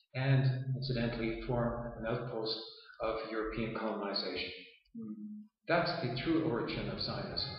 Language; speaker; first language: English; non-native, local second language; Yiddish